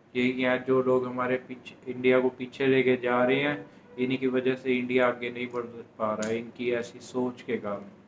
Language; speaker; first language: Hindi; non-native, local second language; Punjabi